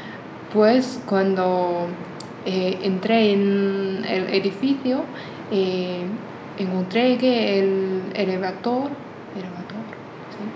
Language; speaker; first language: Spanish; non-native, fluent; Chinese